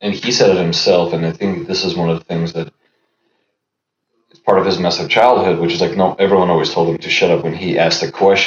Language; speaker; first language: English; early bilingual, other home language; Russian